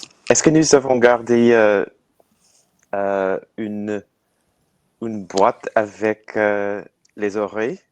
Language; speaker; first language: French; non-native, learner; English